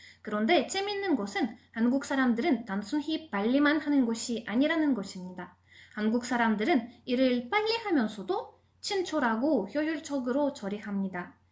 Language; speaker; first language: Korean; non-native, fluent; Russian